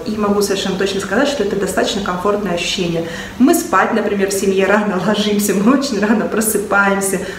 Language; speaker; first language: Russian; native; Russian